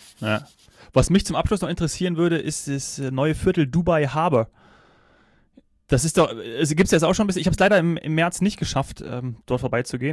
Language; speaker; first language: German; native; German